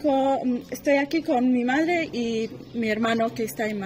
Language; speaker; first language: Spanish; non-native, learner; Persian